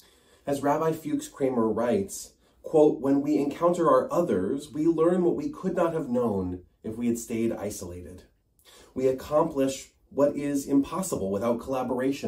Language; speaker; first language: English; native; English